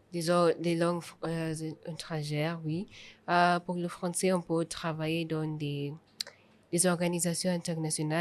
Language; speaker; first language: French; non-native, fluent; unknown